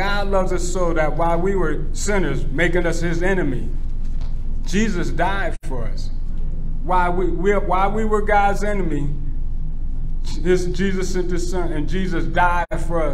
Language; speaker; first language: English; native; English